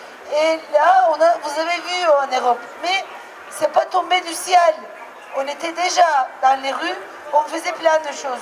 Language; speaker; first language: French; non-native, fluent; Turkish